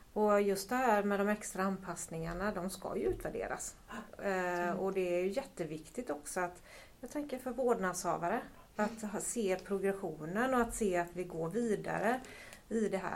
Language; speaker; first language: Swedish; native; Swedish